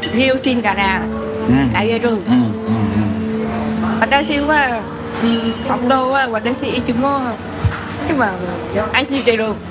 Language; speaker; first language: Japanese; non-native, learner; Vietnamese